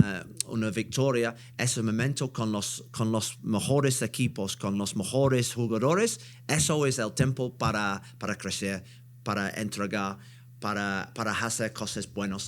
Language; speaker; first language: Spanish; non-native, learner; English